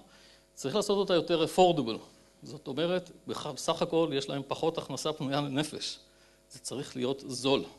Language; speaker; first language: Hebrew; native; Hebrew